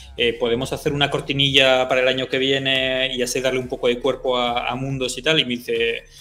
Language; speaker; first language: Spanish; early bilingual, other home language; French